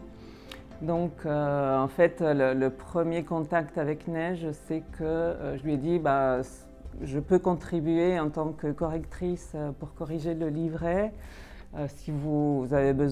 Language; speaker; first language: French; native; French